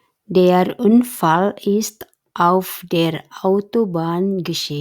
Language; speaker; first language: German; non-native, fluent; Indonesian